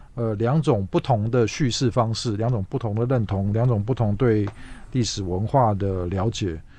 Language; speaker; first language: Chinese; native; Chinese